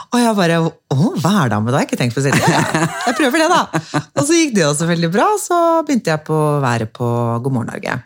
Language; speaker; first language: Norwegian; native; Norwegian